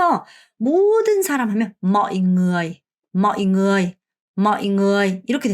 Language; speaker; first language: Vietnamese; non-native, fluent; Korean